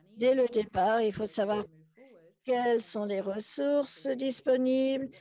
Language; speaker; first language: French; non-native, fluent; English